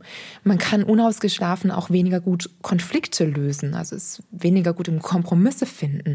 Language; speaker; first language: German; native; German